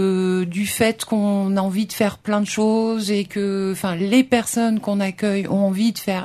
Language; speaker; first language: French; native; French